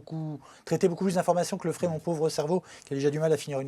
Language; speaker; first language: French; native; French